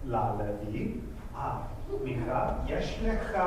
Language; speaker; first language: Hebrew; non-native, fluent; English